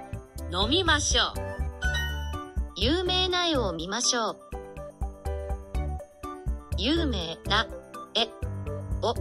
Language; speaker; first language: Japanese; non-native, learner; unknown